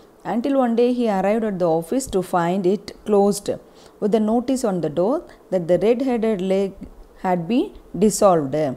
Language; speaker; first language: English; non-native, local second language; Tamil